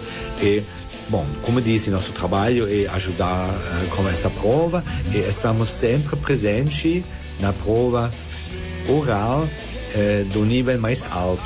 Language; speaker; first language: Portuguese; non-native, fluent; German